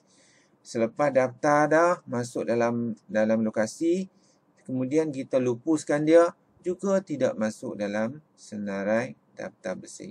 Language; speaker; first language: Malay; native; Malay